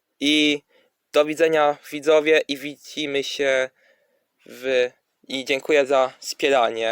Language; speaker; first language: Polish; non-native, learner; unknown